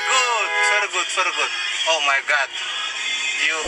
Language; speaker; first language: English; non-native, learner; Indonesian